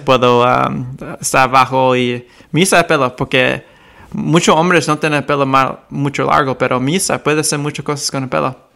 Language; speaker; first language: Spanish; early bilingual, heritage; Spanish